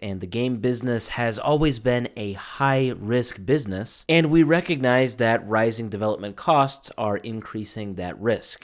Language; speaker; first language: English; native; English